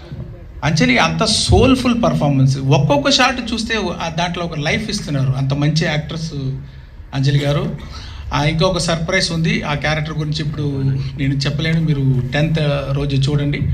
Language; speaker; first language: Telugu; non-native, local second language; Tamil